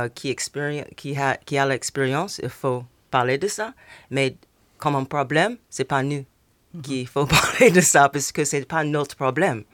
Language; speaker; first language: French; non-native, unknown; English